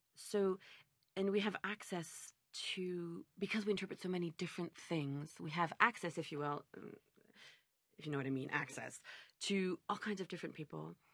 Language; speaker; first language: English; native; English